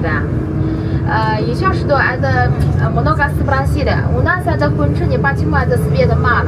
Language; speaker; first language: Russian; non-native, learner; Chinese